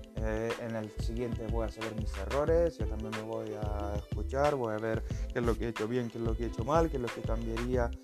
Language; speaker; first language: Spanish; non-native, fluent; Lithuanian